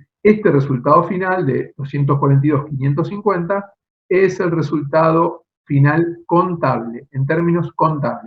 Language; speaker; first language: Spanish; native; Spanish